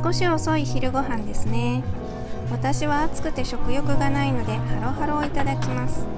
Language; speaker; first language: Japanese; native; Japanese